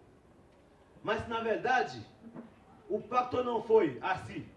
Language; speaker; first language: Portuguese; non-native, fluent; Haitian Creole